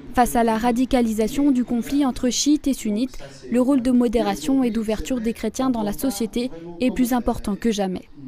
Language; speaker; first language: French; native; French